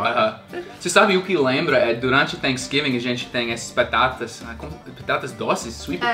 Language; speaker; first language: Portuguese; non-native, fluent; English